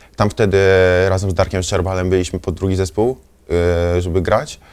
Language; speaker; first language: Polish; native; Polish